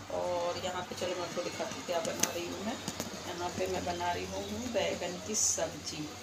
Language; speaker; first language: Hindi; non-native, local second language; Bangla